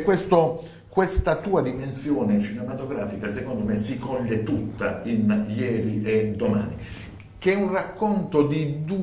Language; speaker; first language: Italian; native; Italian